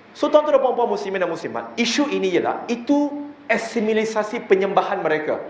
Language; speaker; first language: Malay; non-native, local second language; Chinese